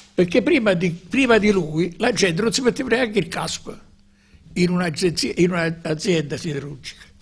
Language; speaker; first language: Italian; native; Italian